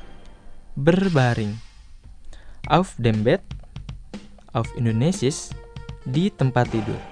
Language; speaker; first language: German; non-native, fluent; Indonesian